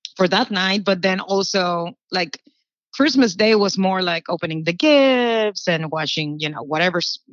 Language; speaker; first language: English; early bilingual, other home language; Spanish